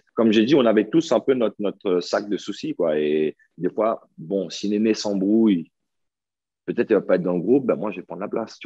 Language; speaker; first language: French; native; French